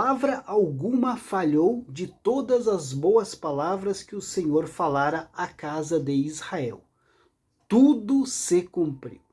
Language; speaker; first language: Portuguese; native; Portuguese